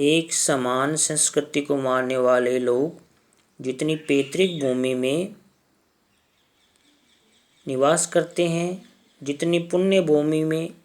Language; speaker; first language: Hindi; native; Hindi